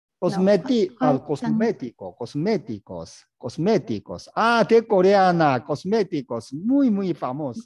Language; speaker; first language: Spanish; non-native, learner; Korean